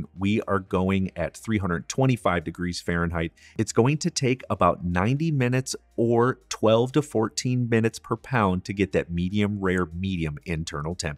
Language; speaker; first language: English; native; English